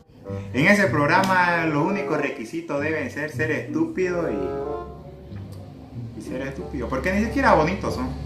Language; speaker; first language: Spanish; native; Spanish